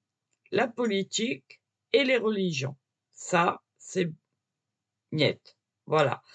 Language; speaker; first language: French; native; French